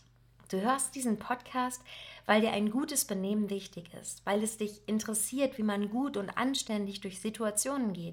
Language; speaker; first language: German; native; German